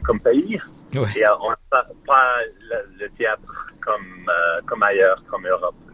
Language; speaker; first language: French; non-native, learner; English